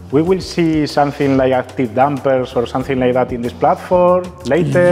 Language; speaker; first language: English; non-native, fluent; Spanish